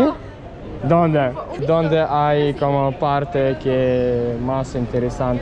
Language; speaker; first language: Spanish; non-native, learner; Russian